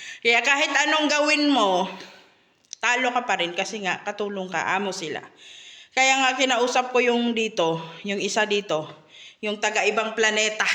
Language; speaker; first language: Filipino; native; Filipino